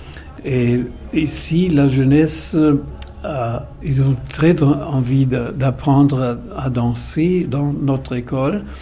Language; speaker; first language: French; non-native, fluent; German